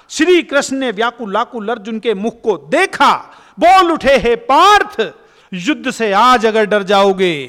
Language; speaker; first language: Hindi; native; Hindi